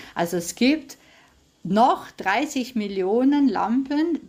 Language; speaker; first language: German; non-native, fluent; Romanian